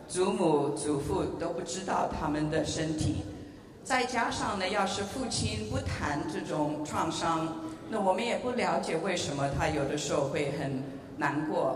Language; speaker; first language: Chinese; early bilingual, heritage; English